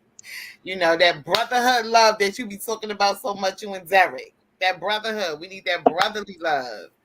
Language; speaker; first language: English; native; English